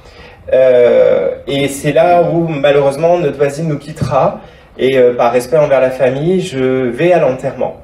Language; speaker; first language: French; native; French